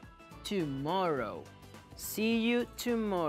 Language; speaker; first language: English; non-native, fluent; Spanish